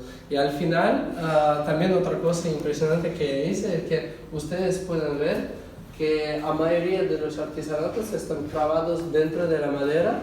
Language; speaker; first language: Spanish; non-native, fluent; Russian